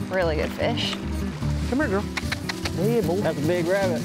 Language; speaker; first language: English; native; English